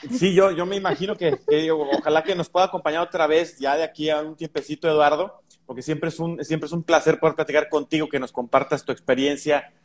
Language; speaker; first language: Spanish; native; Spanish